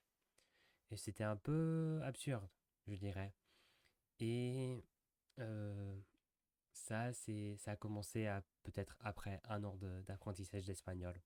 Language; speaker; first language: French; non-native, fluent; English